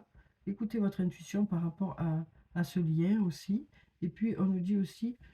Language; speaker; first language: French; native; French